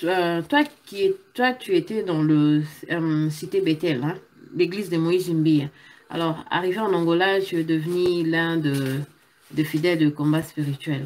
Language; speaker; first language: French; non-native, local second language; Lingala